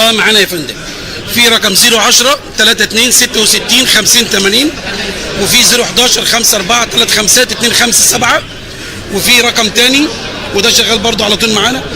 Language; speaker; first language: Arabic; native; Arabic